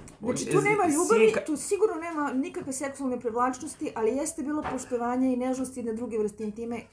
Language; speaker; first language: Serbian; native; Serbian